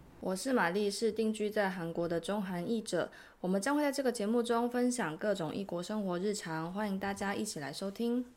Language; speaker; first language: Chinese; native; Chinese